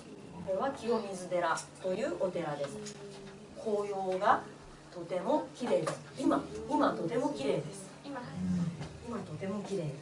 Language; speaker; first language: Japanese; non-native, fluent; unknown